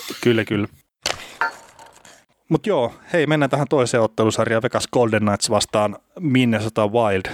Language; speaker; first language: Finnish; native; Finnish